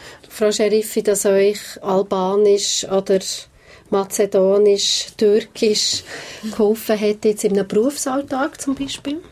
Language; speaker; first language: German; native; German